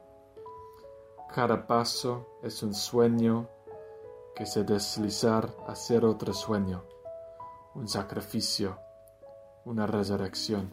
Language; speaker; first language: Spanish; non-native, fluent; English